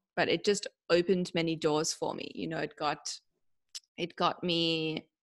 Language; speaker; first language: English; native; English